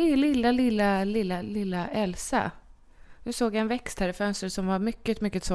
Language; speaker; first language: Swedish; native; Swedish